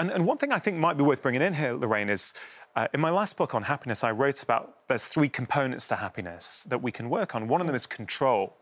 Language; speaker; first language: English; native; English